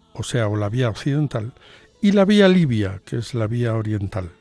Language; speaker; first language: Spanish; native; Spanish